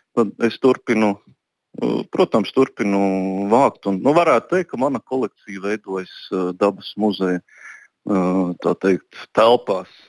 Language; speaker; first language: Latvian; native; Latvian